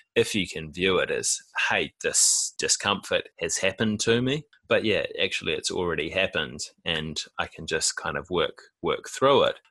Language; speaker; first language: English; native; English